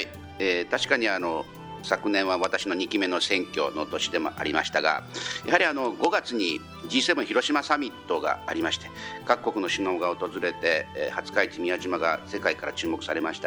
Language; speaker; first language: Japanese; native; Japanese